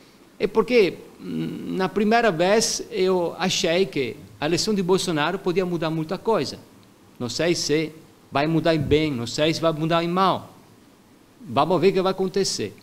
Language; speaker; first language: Portuguese; non-native, fluent; Italian